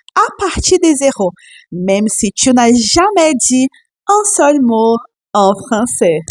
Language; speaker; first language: French; non-native, fluent; Portuguese